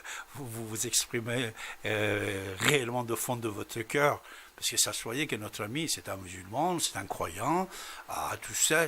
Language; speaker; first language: French; non-native, fluent; Persian